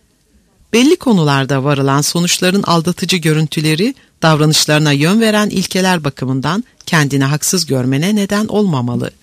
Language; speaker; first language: Turkish; native; Turkish